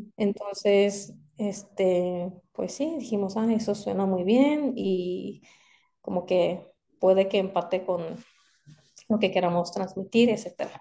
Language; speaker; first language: Spanish; non-native, fluent; Korean